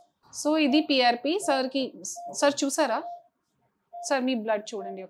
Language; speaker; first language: Telugu; non-native, fluent; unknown